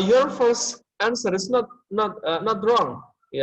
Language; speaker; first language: English; non-native, learner; Indonesian